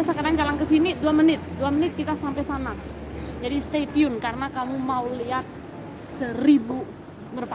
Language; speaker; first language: Indonesian; non-native, fluent; Spanish